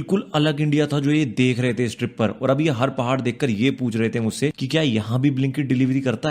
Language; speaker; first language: Hindi; native; Hindi